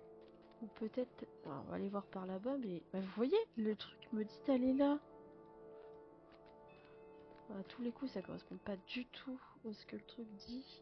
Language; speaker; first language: French; native; French